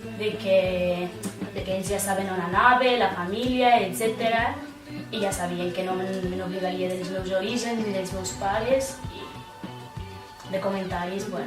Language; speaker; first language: Catalan; early bilingual, other home language; Arabic